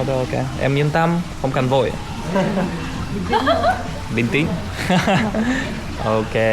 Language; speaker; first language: Vietnamese; non-native, fluent; Russian